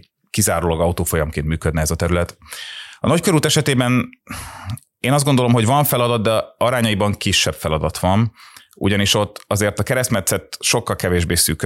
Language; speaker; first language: Hungarian; native; Hungarian